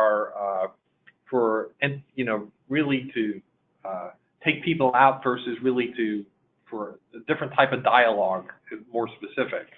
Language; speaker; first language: English; native; English